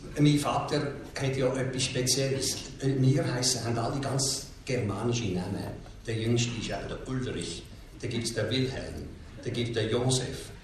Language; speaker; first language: German; native; German